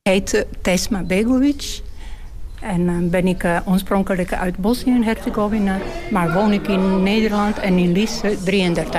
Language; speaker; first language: Dutch; non-native, learner; Bosnian